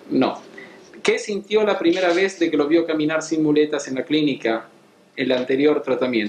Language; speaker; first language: Spanish; native; Spanish